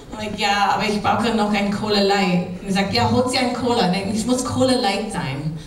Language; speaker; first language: German; non-native, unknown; English